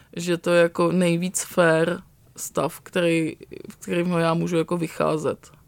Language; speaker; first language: Czech; native; Czech